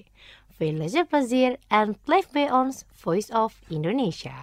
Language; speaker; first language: Dutch; non-native, local second language; Indonesian